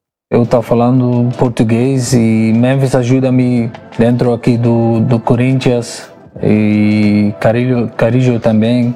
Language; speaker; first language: Portuguese; non-native, learner; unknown